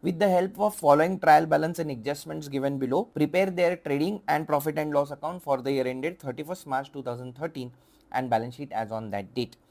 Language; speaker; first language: English; non-native, local second language; Marathi